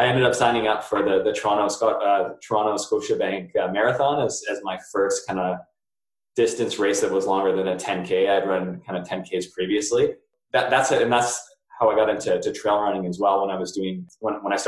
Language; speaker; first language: English; native; English